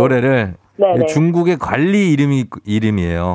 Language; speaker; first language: Korean; native; Korean